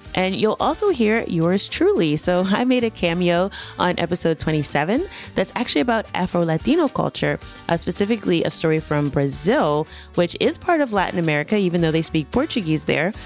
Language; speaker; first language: English; native; English